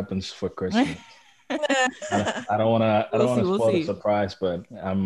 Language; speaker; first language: English; non-native, local second language; Igbo